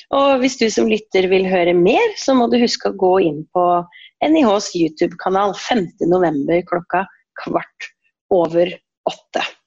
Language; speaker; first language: Norwegian; native; Norwegian